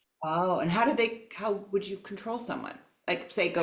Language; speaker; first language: English; native; English